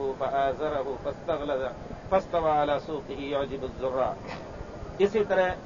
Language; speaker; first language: Urdu; native; Urdu